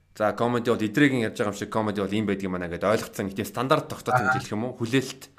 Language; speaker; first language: Mongolian; early bilingual, heritage; Mongolian